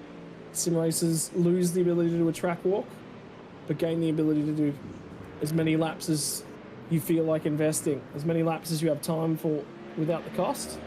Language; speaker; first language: English; native; English